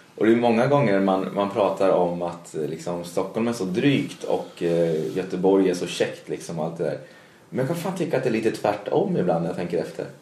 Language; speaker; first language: Swedish; native; Swedish